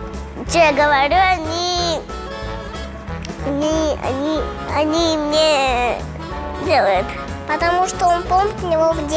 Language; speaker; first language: Russian; non-native, local second language; Uzbek